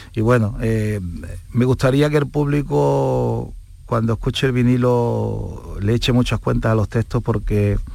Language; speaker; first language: Spanish; native; Spanish